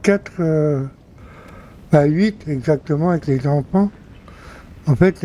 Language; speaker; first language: French; native; French